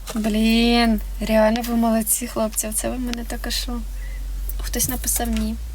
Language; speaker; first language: Ukrainian; non-native, local second language; Russian